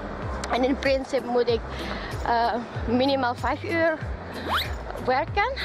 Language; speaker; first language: Dutch; non-native, learner; Indonesian